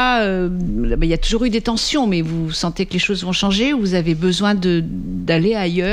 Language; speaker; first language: French; native; French